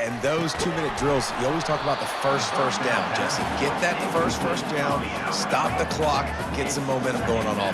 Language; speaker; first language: English; native; English